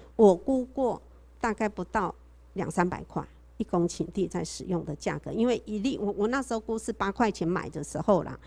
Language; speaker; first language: Chinese; native; Chinese